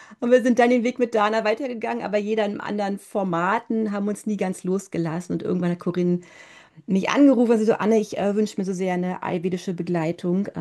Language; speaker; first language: German; native; German